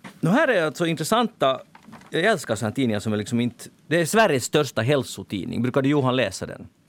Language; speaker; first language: Swedish; native; Swedish